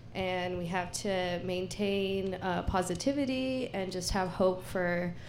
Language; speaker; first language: English; native; English